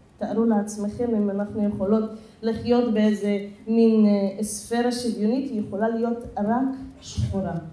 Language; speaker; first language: Hebrew; non-native, local second language; Arabic